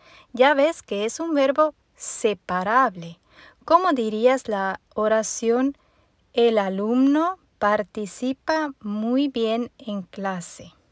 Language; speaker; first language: Spanish; non-native, fluent; German